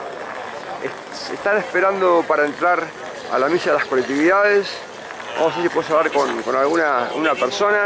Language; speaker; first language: Spanish; native; Spanish